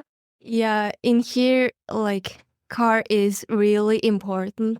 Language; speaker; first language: English; non-native, learner; Mongolian